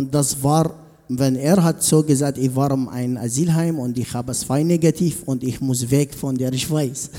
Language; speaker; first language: German; non-native, learner; Arabic